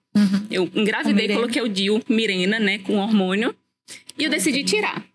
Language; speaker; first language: Portuguese; native; Portuguese